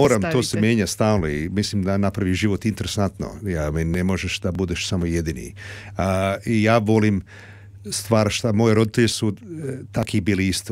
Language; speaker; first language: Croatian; early bilingual, heritage; Croatian